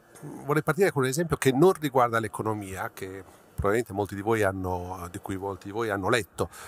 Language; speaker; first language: Italian; native; Italian